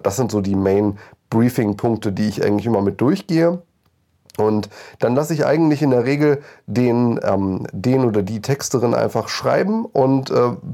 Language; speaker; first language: German; native; German